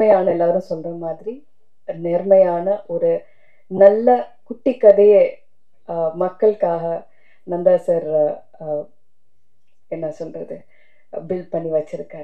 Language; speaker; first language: Tamil; non-native, fluent; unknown